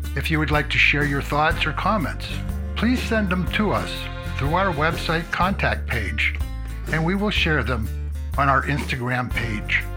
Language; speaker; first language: English; native; English